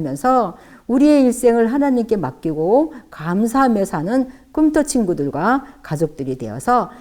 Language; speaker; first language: Korean; native; Korean